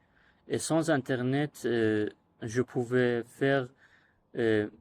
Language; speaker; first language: French; non-native, learner; Persian